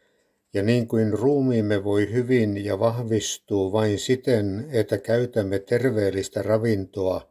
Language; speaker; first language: Finnish; native; Finnish